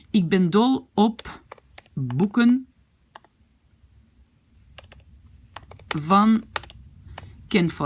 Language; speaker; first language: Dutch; non-native, fluent; French